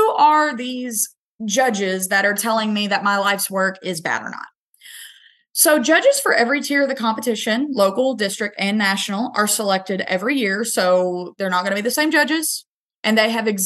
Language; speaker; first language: English; native; English